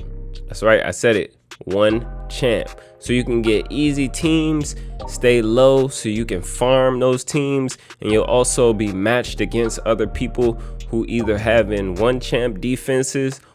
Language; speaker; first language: English; native; English